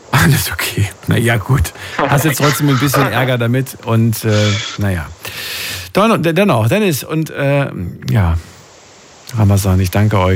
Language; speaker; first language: German; native; German